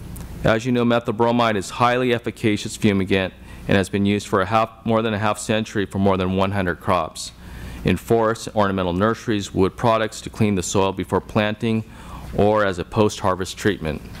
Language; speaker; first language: English; native; English